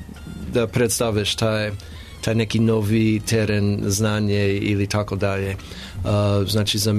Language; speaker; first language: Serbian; non-native, learner; English